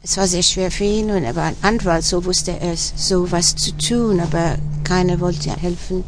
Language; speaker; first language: German; early bilingual, heritage; German